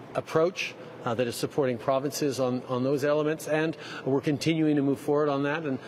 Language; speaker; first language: English; native; English